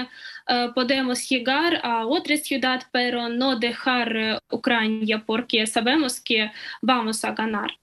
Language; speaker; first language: Spanish; non-native, fluent; Ukrainian